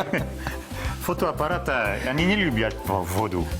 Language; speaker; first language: Russian; non-native, learner; French